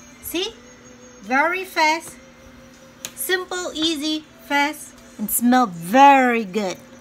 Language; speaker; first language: English; non-native, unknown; Vietnamese